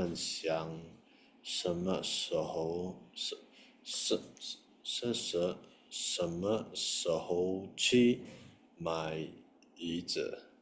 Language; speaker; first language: Chinese; non-native, learner; Indonesian